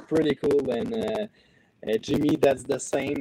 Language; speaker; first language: English; non-native, learner; French